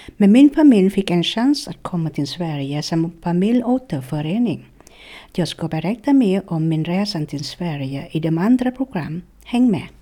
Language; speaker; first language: Swedish; non-native, fluent; Vietnamese